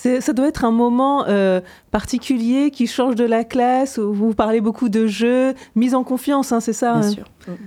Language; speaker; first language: French; native; French